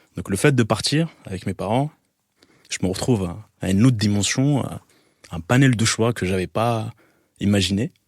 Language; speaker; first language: French; non-native, local second language; Arabic